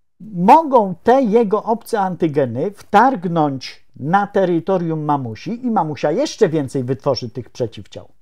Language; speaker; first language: Polish; native; Polish